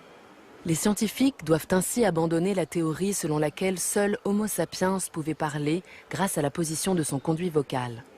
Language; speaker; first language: French; native; French